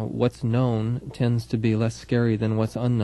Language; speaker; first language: English; native; English